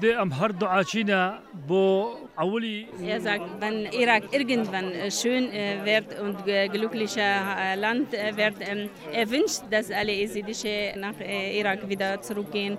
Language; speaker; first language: German; non-native, fluent; Kurdish